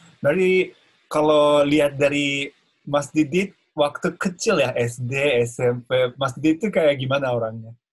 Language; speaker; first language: Indonesian; non-native, fluent; Japanese